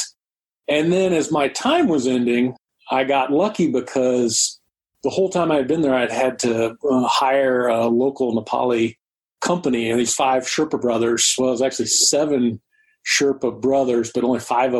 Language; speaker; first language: English; native; English